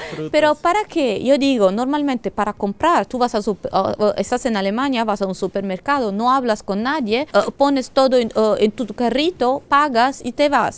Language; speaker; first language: Spanish; non-native, fluent; Italian